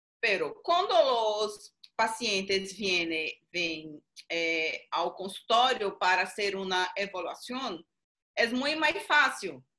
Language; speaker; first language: Spanish; non-native, learner; Portuguese